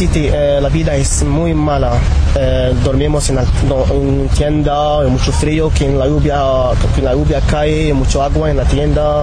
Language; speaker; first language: Spanish; non-native, learner; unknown